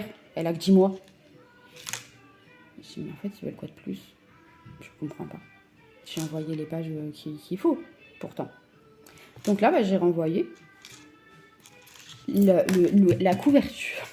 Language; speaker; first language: French; native; French